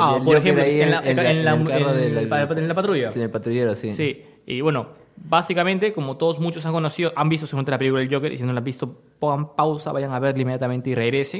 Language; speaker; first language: Spanish; native; Spanish